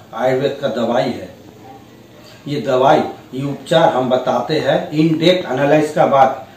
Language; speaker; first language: Hindi; non-native, local second language; Bangla